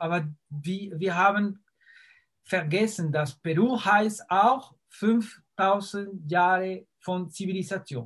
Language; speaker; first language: German; non-native, fluent; Spanish